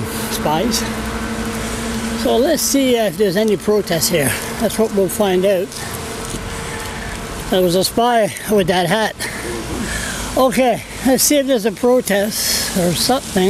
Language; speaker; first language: English; non-native, local second language; French